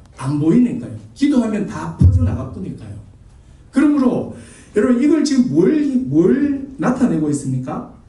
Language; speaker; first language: Korean; native; Korean